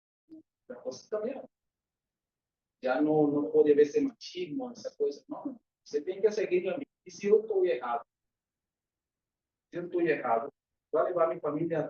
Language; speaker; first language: Portuguese; non-native, learner; Spanish